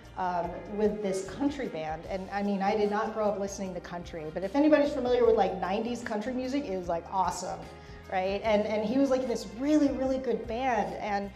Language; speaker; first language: English; native; English